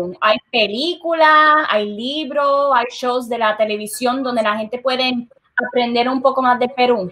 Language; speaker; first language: Spanish; early bilingual, heritage; Spanish